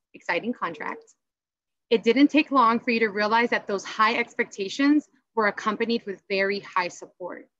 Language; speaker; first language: English; native; English